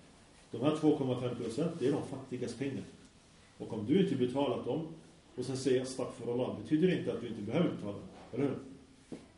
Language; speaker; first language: Swedish; early bilingual, other home language; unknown